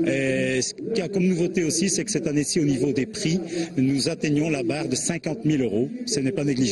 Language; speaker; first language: French; native; French